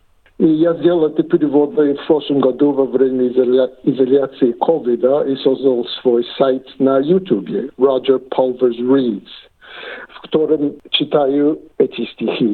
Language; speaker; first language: Russian; non-native, fluent; English